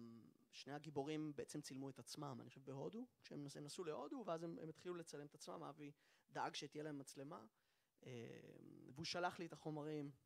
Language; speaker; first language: Hebrew; native; Hebrew